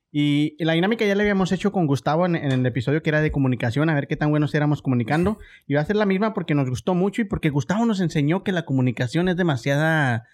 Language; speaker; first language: Spanish; native; Spanish